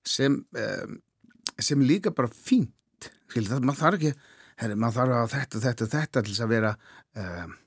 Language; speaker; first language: Icelandic; non-native, fluent; Faroese